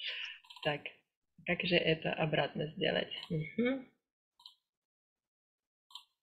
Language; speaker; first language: Russian; native; Russian